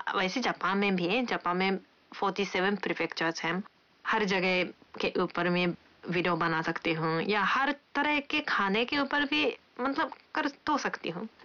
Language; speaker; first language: Hindi; non-native, fluent; Japanese